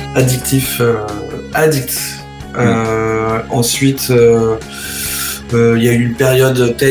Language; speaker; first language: French; native; French